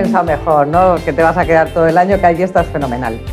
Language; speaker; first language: Spanish; native; Spanish